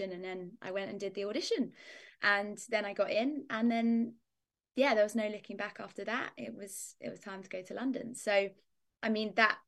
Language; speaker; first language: English; native; English